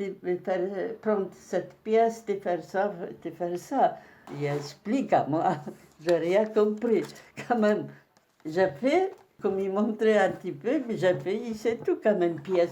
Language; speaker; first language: French; non-native, learner; Polish